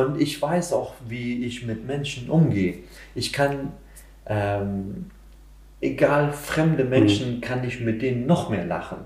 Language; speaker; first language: German; non-native, fluent; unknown